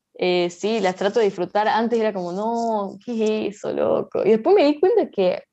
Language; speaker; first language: Spanish; native; Spanish